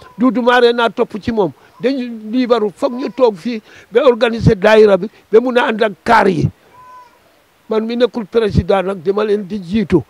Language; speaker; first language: Wolof; non-native, local second language; Serer